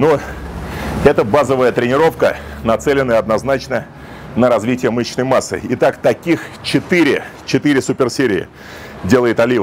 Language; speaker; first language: Russian; native; Russian